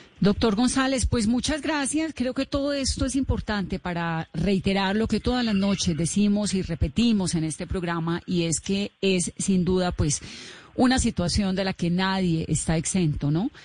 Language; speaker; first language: Spanish; native; Spanish